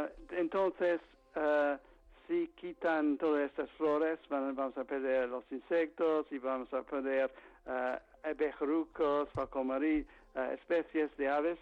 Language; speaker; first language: Spanish; non-native, fluent; English